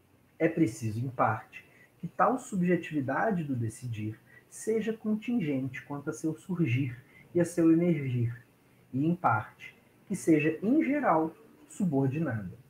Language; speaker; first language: Portuguese; native; Portuguese